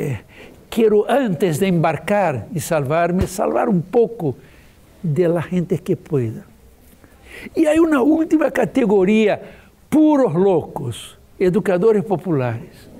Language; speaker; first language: Spanish; non-native, fluent; Portuguese